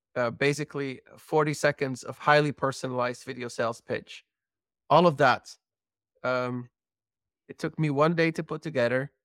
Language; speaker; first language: English; non-native, fluent; Dutch